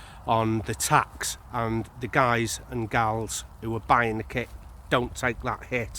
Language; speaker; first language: English; native; English